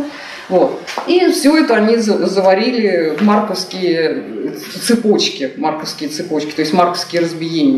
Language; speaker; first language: Russian; native; Russian